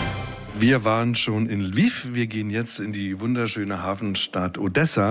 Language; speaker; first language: German; native; German